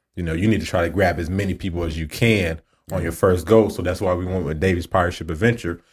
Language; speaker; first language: English; native; English